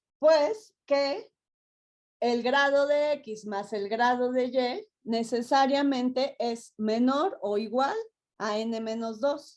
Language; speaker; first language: Spanish; native; Spanish